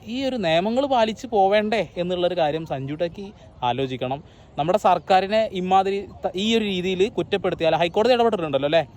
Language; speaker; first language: Malayalam; native; Malayalam